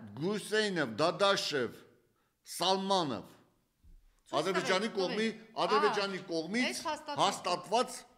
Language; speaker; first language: Armenian; native; Armenian